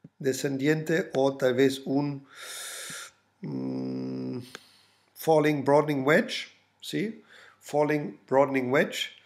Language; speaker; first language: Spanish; non-native, fluent; German